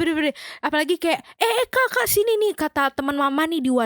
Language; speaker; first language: Indonesian; native; Indonesian